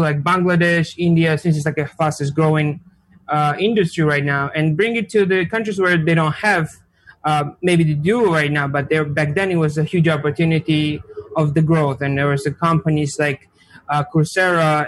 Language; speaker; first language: English; non-native, fluent; Georgian